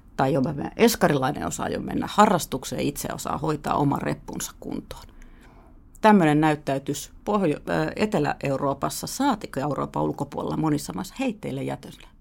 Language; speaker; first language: Finnish; native; Finnish